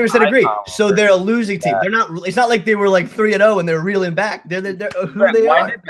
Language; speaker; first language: English; native; English